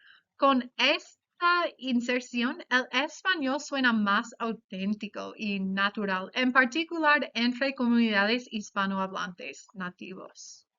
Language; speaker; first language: Spanish; non-native, fluent; English